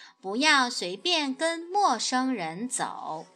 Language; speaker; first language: Chinese; native; Chinese